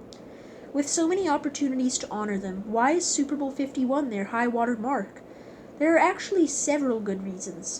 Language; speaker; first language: English; native; English